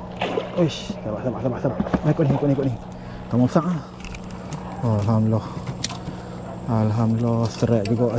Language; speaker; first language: Malay; native; Malay